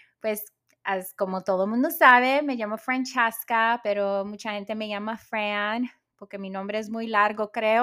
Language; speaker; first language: Spanish; early bilingual, heritage; Spanish